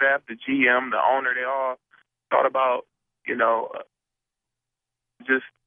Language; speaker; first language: English; native; English